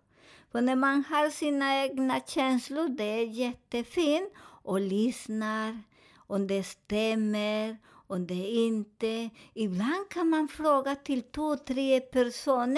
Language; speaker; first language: Swedish; non-native, learner; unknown